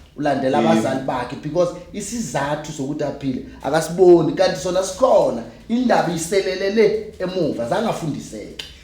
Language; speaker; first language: Zulu; native; Zulu